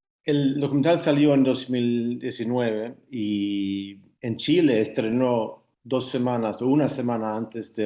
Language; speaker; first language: Spanish; non-native, fluent; Swedish